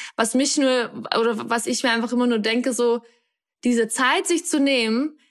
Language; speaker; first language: German; native; German